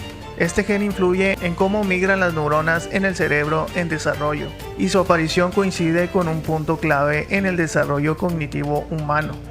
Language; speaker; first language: Spanish; native; Spanish